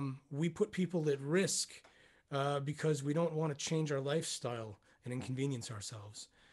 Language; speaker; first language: English; native; English